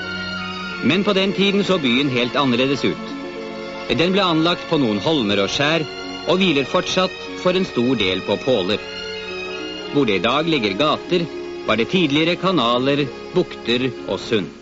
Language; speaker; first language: Norwegian; native; Norwegian